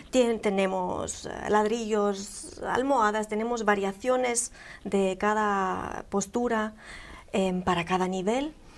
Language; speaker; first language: Spanish; non-native, fluent; Greek